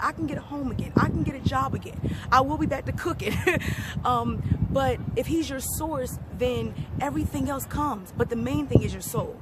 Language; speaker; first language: English; native; English